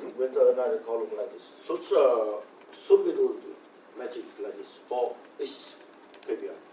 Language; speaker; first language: English; non-native, learner; Vietnamese